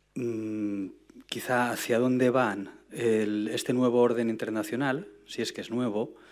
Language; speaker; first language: Spanish; native; Spanish